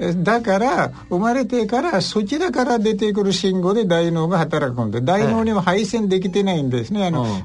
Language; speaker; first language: Japanese; non-native, fluent; Sinhala